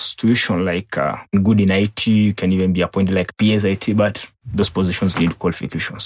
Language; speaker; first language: English; non-native, local second language; Kikuyu